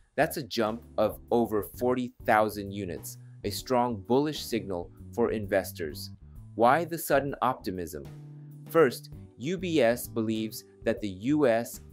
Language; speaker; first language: English; non-native, fluent; Japanese